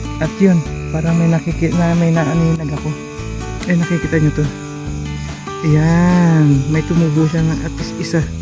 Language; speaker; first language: Filipino; non-native, local second language; Iloko